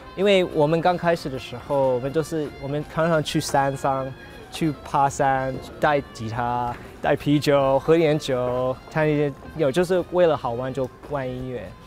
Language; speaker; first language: Chinese; non-native, fluent; English